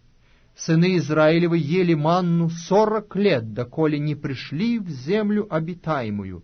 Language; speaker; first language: Russian; native; Russian